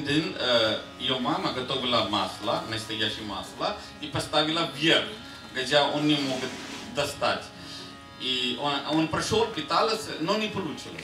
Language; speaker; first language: Russian; non-native, fluent; Hindi